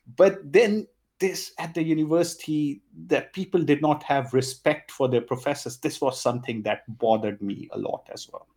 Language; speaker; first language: English; non-native, local second language; Punjabi